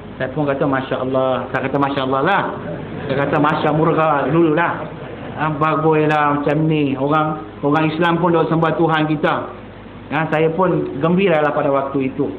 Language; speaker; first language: Malay; non-native, local second language; Tamil